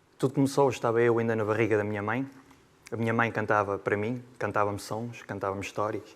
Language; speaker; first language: Portuguese; native; Portuguese